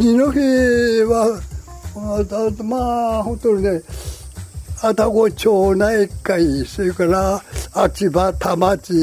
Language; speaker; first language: Japanese; native; Japanese